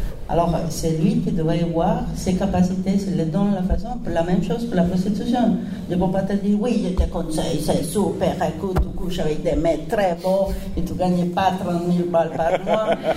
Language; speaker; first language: French; non-native, fluent; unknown